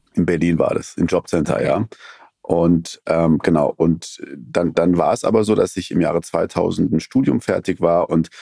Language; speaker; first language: German; early bilingual, other home language; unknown